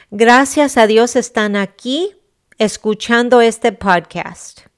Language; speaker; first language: Spanish; early bilingual, heritage; Spanish